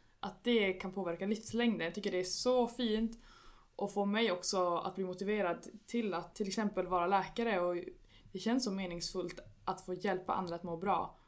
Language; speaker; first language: Swedish; native; Swedish